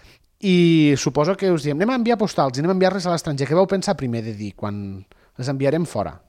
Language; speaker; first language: Catalan; native; Catalan